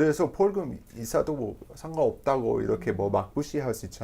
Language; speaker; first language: Korean; non-native, fluent; English